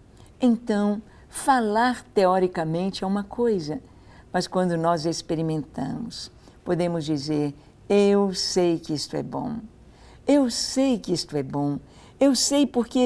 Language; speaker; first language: Portuguese; native; Portuguese